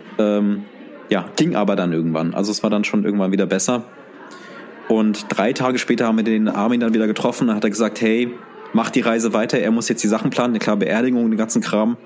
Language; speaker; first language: German; early bilingual, other home language; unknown